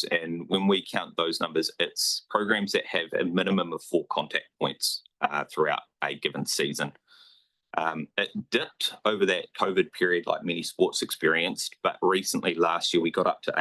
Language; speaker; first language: English; native; English